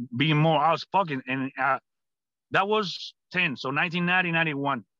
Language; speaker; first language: English; non-native, fluent; Spanish